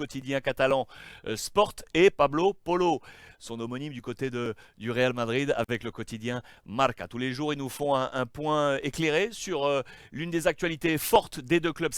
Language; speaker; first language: French; native; French